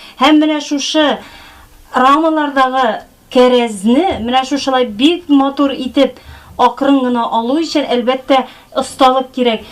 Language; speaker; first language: Tatar; native; Tatar